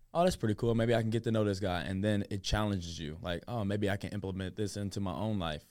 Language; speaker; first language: English; native; English